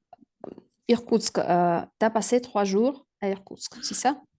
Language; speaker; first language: French; non-native, fluent; Russian